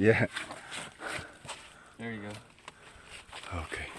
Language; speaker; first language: English; non-native, learner; Polish